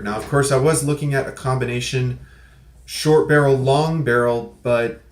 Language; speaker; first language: English; native; English